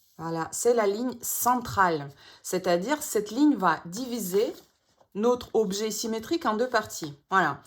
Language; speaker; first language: French; non-native, fluent; Russian